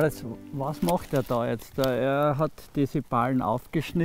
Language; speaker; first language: German; native; German